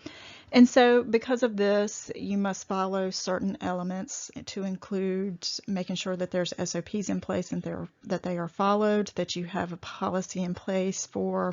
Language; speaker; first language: English; native; English